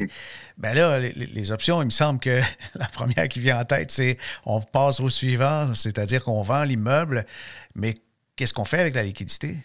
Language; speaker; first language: French; native; French